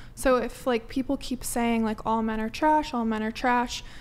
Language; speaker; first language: English; native; English